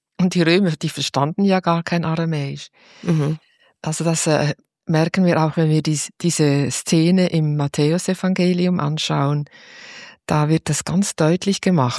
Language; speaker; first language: German; native; German